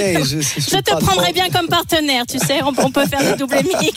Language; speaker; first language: French; native; French